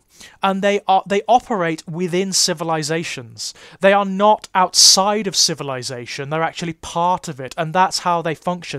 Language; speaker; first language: English; native; English